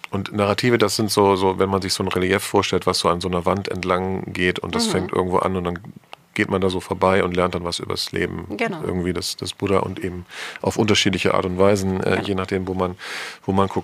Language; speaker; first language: German; native; German